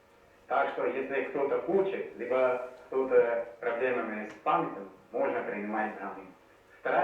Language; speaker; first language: Russian; non-native, learner; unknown